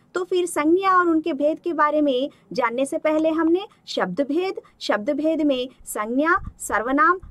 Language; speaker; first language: Hindi; non-native, local second language; Telugu